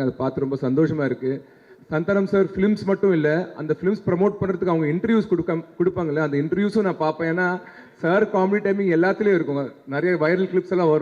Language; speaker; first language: Tamil; non-native, local second language; Telugu